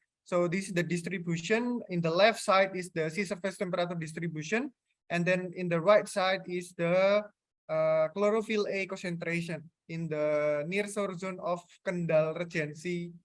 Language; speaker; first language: English; non-native, fluent; Indonesian